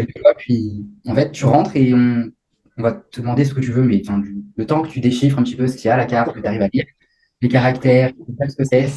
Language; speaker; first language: French; native; French